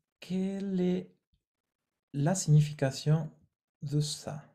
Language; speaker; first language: French; non-native, fluent; Spanish